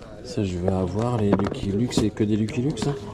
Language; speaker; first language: French; native; French